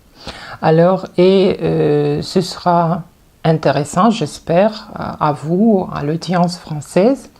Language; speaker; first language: French; non-native, fluent; Russian